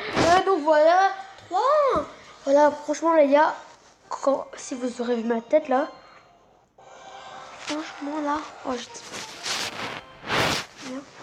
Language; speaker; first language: French; native; French